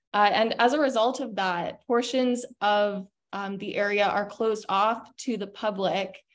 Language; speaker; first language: English; native; English